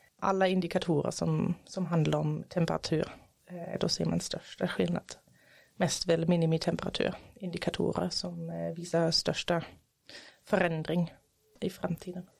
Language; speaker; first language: Swedish; non-native, fluent; German